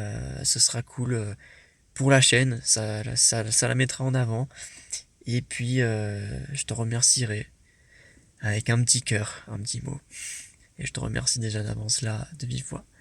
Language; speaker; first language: French; native; French